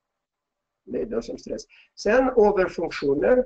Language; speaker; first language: Swedish; non-native, fluent; Russian